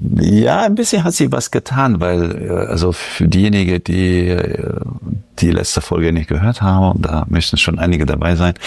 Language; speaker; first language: German; non-native, fluent; French